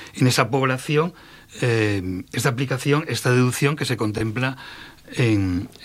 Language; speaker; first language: Spanish; native; Spanish